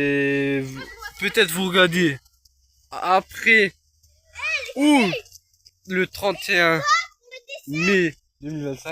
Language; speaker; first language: French; native; French